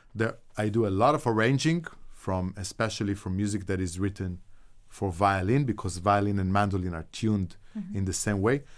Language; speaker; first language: English; non-native, fluent; Hebrew